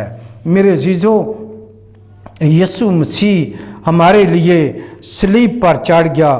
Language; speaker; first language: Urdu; non-native, local second language; Punjabi